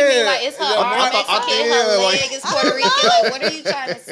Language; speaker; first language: English; native; English